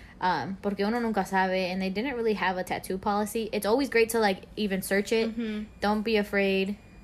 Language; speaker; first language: English; early bilingual, other home language; Spanish